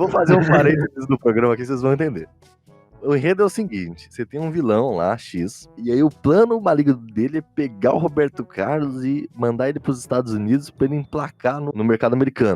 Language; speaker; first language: Portuguese; native; Portuguese